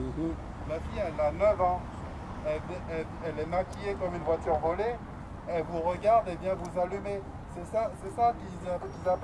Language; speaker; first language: French; native; French